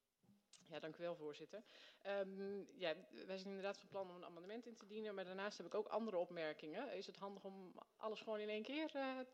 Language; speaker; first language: Dutch; native; Dutch